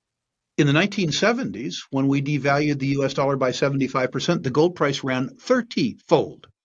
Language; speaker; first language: English; native; English